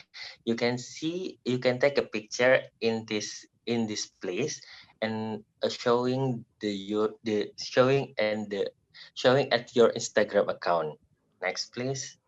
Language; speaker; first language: English; non-native, learner; Indonesian